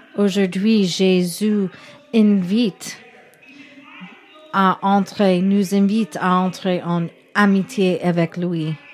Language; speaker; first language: French; non-native, learner; English